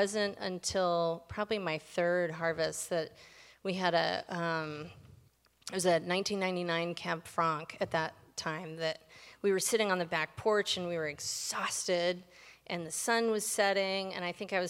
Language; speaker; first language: English; native; English